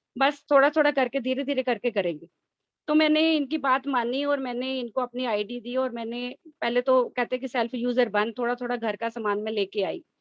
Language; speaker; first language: Hindi; native; Hindi